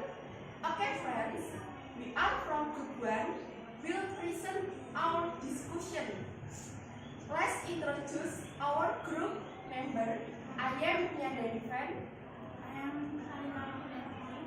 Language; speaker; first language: English; non-native, learner; Indonesian